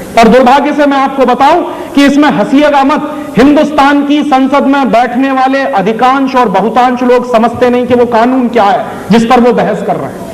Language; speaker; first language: Hindi; native; Hindi